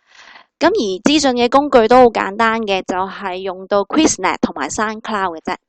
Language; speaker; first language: Cantonese; native; Cantonese